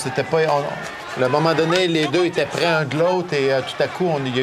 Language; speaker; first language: French; native; French